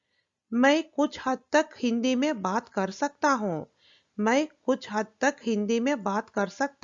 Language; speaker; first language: Hindi; non-native, local second language; Telugu